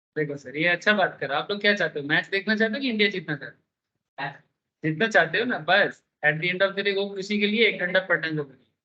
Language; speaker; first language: Hindi; non-native, local second language; Bangla